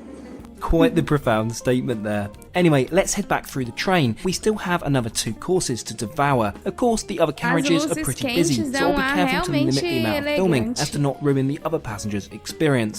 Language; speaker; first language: English; native; English